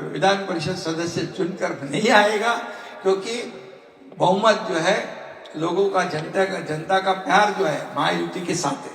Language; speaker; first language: Hindi; non-native, local second language; Marathi